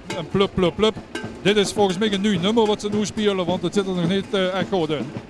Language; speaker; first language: Dutch; native; Dutch